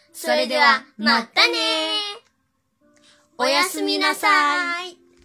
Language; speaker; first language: Japanese; non-native, learner; Chinese